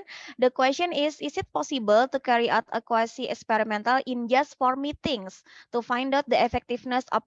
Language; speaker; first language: English; non-native, fluent; Indonesian